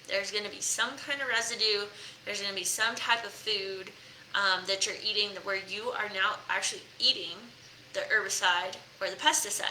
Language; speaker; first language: English; native; English